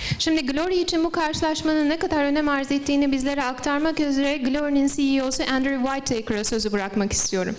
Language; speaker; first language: Turkish; native; Turkish